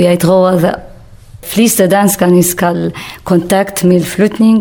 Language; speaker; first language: Danish; non-native, learner; Kurdish